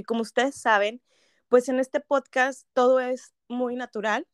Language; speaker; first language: Spanish; native; Spanish